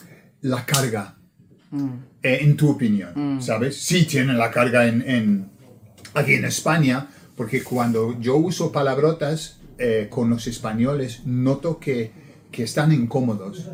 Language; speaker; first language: Spanish; non-native, fluent; English